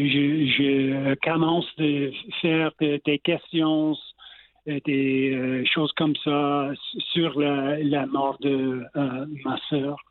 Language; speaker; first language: French; non-native, local second language; English